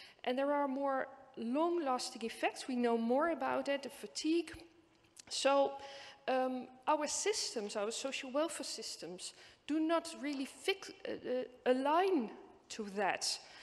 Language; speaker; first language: English; non-native, fluent; Dutch